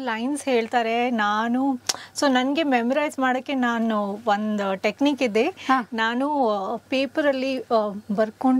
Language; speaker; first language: Kannada; non-native, learner; Punjabi